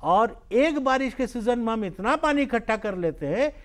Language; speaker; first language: Hindi; native; Hindi